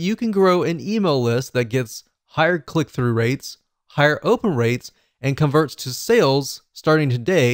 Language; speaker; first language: English; native; English